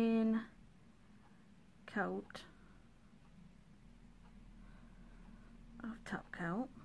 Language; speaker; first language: English; native; English